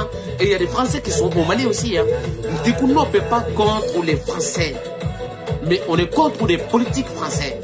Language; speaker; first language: French; non-native, local second language; Bambara